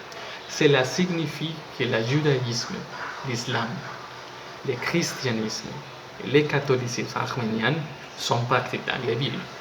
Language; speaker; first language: French; non-native, learner; Spanish